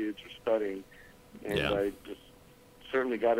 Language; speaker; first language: English; native; English